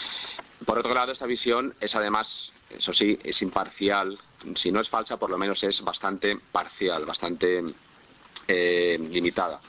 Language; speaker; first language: Spanish; native; Spanish